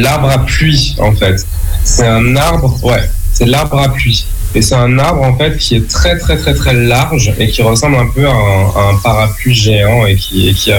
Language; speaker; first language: French; native; French